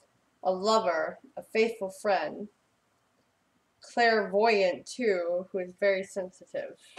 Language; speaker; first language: English; native; English